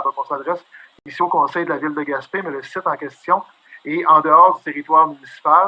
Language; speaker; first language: French; native; French